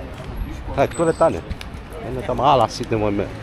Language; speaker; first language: Finnish; non-native, learner; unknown